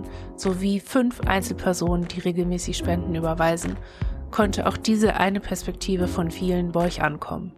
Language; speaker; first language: German; native; German